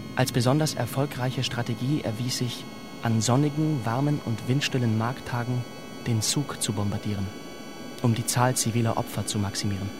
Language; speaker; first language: German; native; German